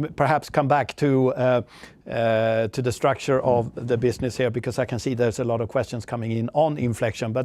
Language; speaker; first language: English; non-native, fluent; Swedish